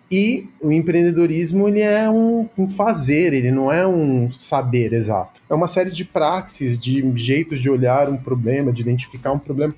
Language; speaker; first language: Portuguese; early bilingual, other home language; Spanish